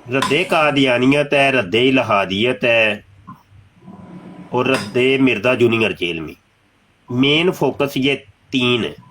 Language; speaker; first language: Urdu; native; Urdu